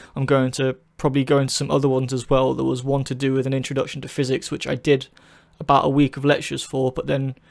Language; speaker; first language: English; native; English